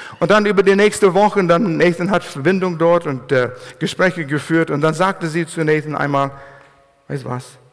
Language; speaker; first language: German; non-native, fluent; English